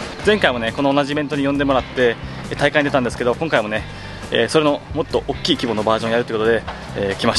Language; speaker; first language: Japanese; native; Japanese